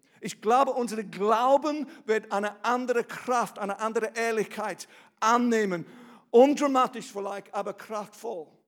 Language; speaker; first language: German; non-native, fluent; English